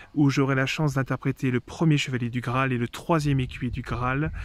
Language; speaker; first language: French; native; French